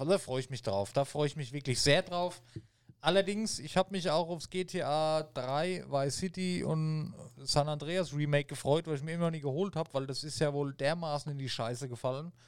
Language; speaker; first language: German; native; German